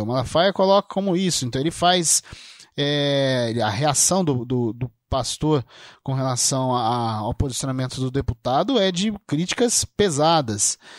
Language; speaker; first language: Portuguese; native; Portuguese